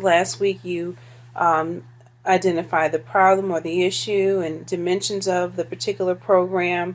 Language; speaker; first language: English; native; English